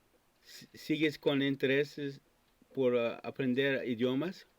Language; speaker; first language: Spanish; non-native, fluent; English